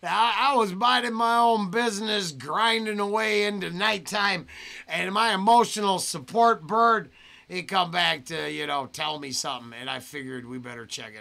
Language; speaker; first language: English; native; English